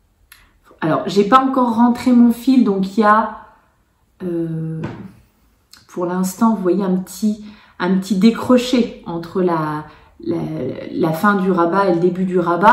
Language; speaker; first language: French; native; French